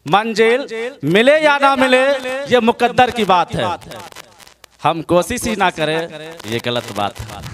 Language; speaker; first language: Hindi; native; Hindi